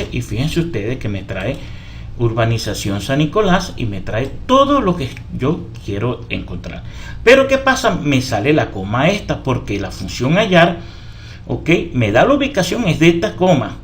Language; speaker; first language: Spanish; native; Spanish